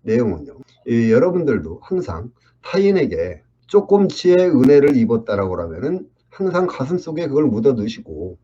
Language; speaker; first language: Korean; native; Korean